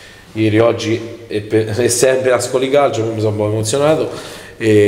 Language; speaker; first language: Italian; native; Italian